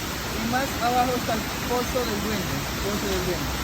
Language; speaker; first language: Spanish; native; Spanish